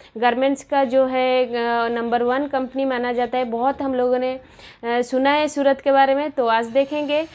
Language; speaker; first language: Hindi; non-native, local second language; Bangla